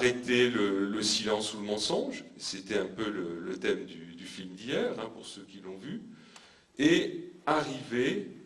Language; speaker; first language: French; native; French